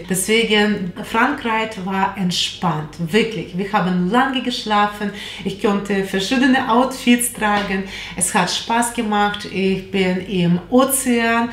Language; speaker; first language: German; non-native, fluent; Russian